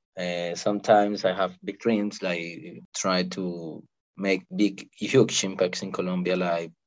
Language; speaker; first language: English; non-native, fluent; Spanish